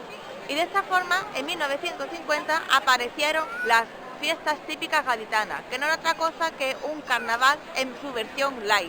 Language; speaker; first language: Spanish; native; Spanish